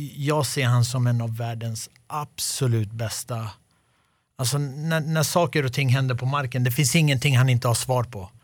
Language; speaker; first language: Swedish; early bilingual, other home language; Arabic